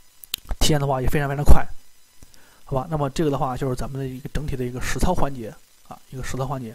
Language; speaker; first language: Chinese; native; Chinese